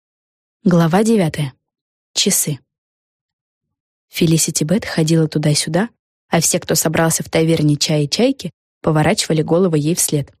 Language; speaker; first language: Russian; native; Russian